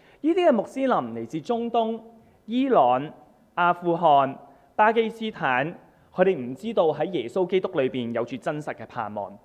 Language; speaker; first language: Cantonese; native; Cantonese